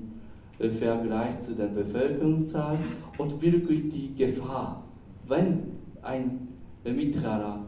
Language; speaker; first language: German; non-native, fluent; Japanese